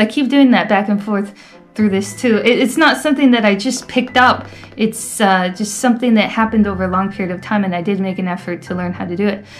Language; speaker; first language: English; native; English